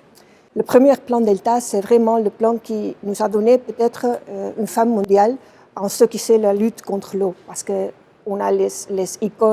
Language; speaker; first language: French; non-native, fluent; Dutch